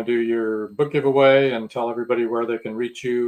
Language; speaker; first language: English; native; English